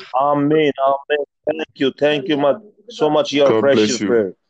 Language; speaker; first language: English; non-native, local second language; Punjabi